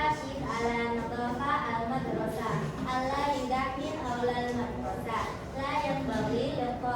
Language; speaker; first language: Arabic; non-native, learner; Indonesian